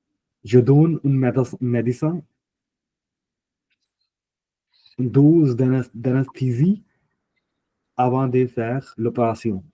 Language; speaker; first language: French; non-native, fluent; Punjabi